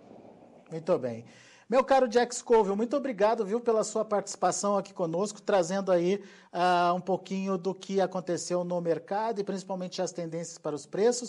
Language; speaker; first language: Portuguese; native; Portuguese